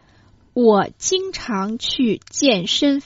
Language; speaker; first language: Chinese; non-native, learner; Croatian